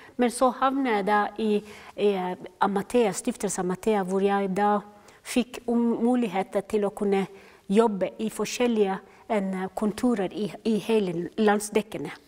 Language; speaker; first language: Norwegian; non-native, fluent; Somali